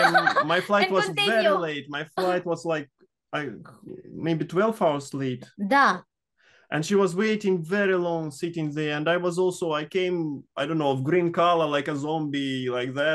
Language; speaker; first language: English; non-native, fluent; Russian